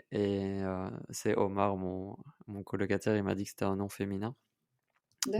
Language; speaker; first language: French; native; French